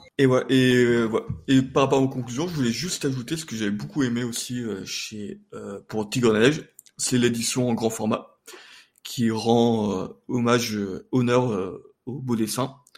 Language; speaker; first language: French; native; French